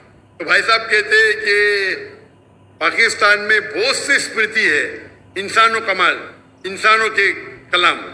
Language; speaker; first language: Hindi; non-native, local second language; Konkani